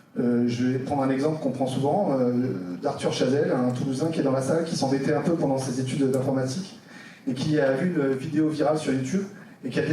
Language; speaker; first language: French; native; French